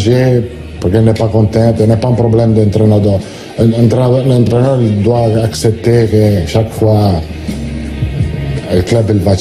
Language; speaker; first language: French; non-native, learner; Italian